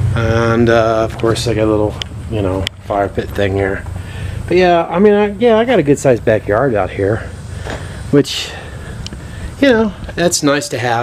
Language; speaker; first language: English; native; English